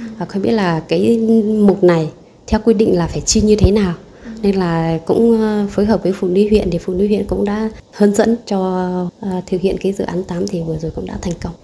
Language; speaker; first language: Vietnamese; non-native, local second language; Hmong